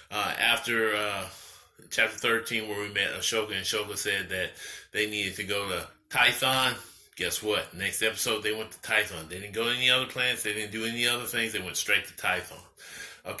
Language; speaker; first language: English; native; English